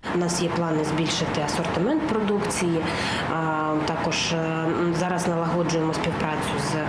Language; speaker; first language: Ukrainian; native; Ukrainian